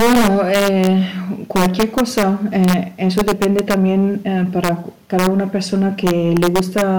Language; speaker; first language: Spanish; non-native, learner; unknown